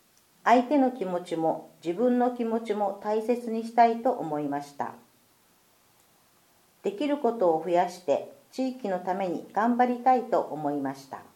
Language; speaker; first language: Japanese; native; Japanese